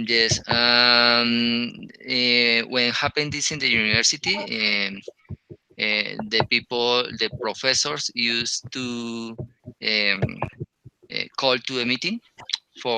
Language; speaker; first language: English; non-native, learner; Spanish